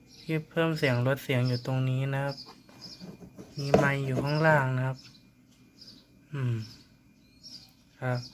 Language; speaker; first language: Thai; native; Thai